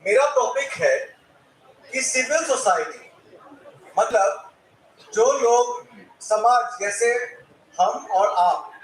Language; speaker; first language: Hindi; non-native, local second language; Assamese